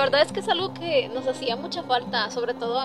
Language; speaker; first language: Spanish; native; Spanish